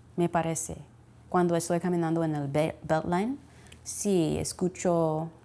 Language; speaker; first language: Spanish; non-native, learner; English